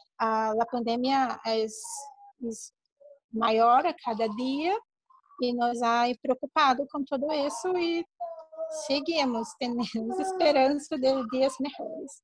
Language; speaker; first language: Spanish; non-native, fluent; Portuguese